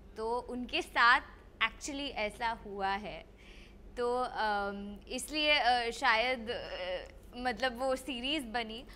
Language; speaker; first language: Hindi; non-native, local second language; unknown